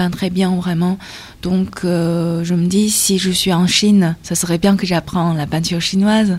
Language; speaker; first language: French; non-native, fluent; Chinese